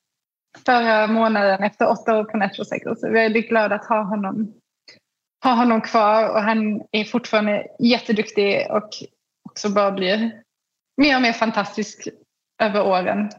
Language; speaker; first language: Swedish; native; Swedish